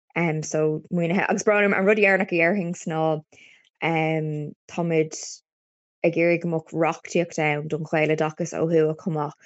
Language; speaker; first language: Irish; non-native, local second language; English